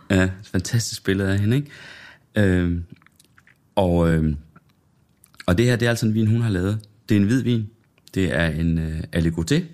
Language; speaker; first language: Danish; native; Danish